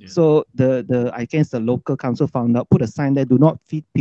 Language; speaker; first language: English; native; English